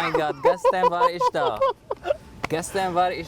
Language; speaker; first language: German; non-native, fluent; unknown